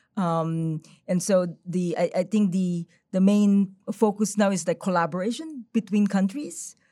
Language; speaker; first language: English; non-native, local second language; Filipino